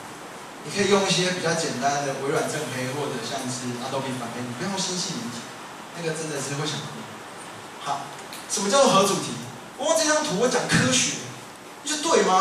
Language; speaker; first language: Chinese; native; Chinese